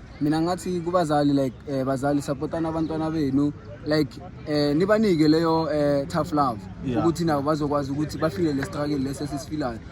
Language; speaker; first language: Zulu; non-native, local second language; Southern Sotho